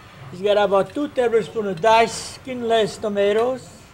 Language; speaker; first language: English; non-native, fluent; French